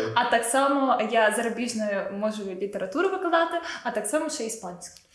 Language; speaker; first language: Ukrainian; non-native, local second language; Russian